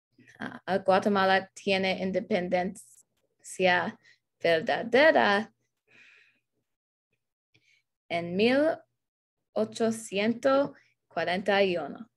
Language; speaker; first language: Spanish; non-native, learner; English